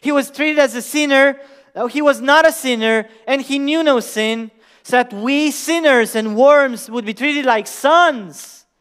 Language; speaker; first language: English; non-native, fluent; Romanian